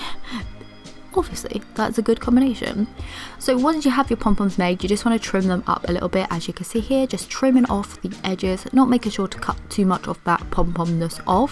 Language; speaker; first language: English; native; English